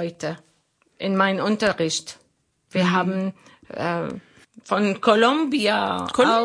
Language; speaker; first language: German; non-native, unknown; Arabic